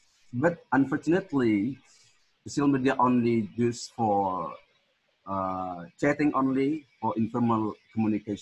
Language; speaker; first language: English; non-native, learner; Indonesian